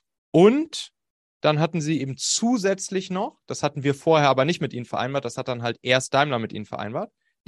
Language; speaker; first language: German; native; German